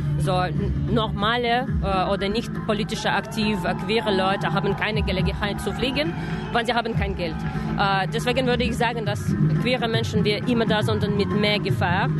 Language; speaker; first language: German; non-native, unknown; Russian